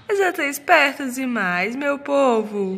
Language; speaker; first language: Portuguese; native; Portuguese